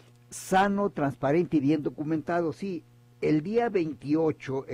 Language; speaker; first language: Spanish; native; Spanish